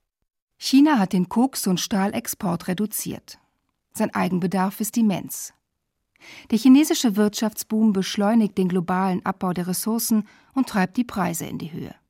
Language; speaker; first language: German; native; German